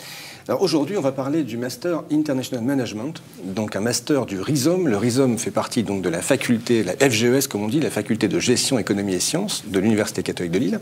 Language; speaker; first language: French; native; French